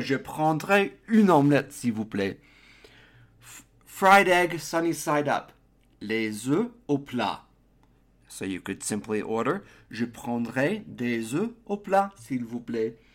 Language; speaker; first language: French; non-native, fluent; English